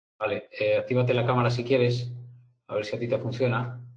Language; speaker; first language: Spanish; native; Spanish